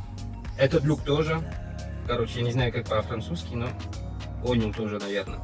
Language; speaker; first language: Russian; non-native, learner; French